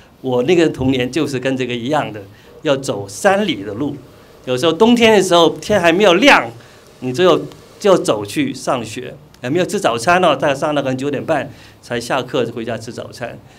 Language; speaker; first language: Chinese; non-native, local second language; Cantonese